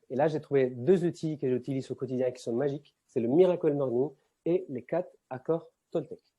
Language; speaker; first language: French; non-native, fluent; Spanish